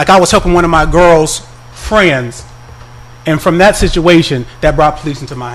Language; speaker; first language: English; native; English